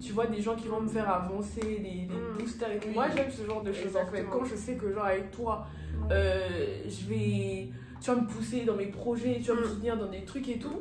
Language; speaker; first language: French; native; French